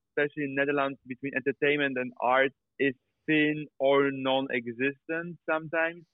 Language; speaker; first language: English; non-native, fluent; Polish